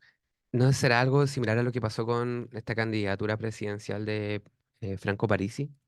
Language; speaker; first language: Spanish; native; Spanish